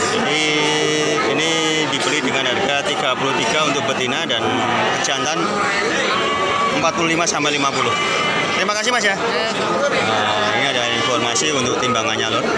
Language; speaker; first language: Indonesian; non-native, local second language; Javanese